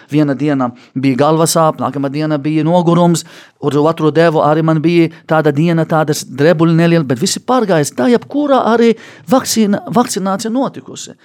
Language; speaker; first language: Latvian; non-native, fluent; Arabic